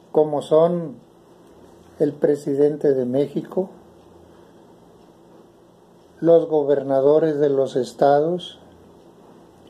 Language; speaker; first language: Spanish; native; Spanish